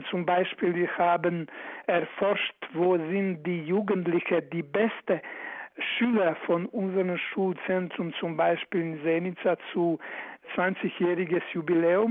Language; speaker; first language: German; non-native, fluent; Croatian